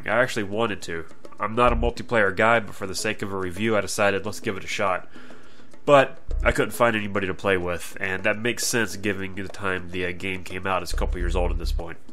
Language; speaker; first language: English; native; English